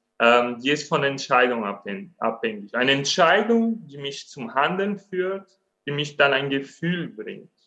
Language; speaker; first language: German; non-native, fluent; Portuguese